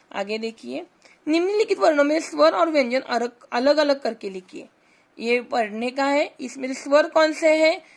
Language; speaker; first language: Hindi; non-native, local second language; Marathi